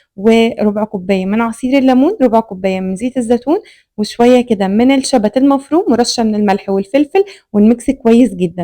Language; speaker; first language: Arabic; native; Arabic